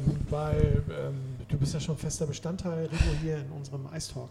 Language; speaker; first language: German; native; German